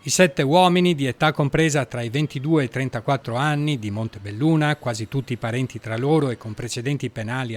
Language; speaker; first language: Italian; native; Italian